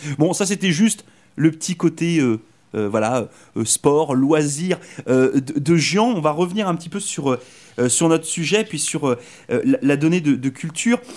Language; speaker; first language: French; native; French